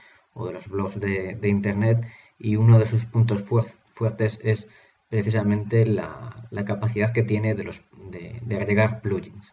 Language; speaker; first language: Spanish; native; Spanish